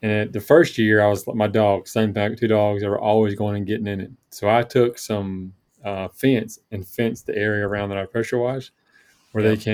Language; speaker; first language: English; native; English